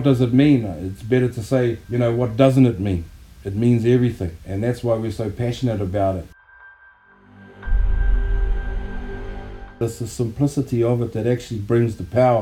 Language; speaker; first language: English; native; English